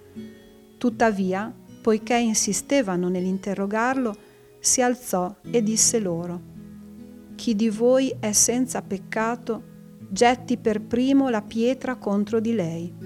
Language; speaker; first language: Italian; native; Italian